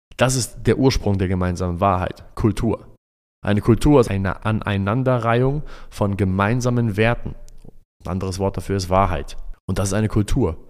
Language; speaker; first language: German; early bilingual, other home language; Arabic